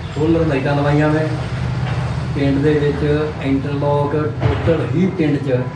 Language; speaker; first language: Punjabi; native; Punjabi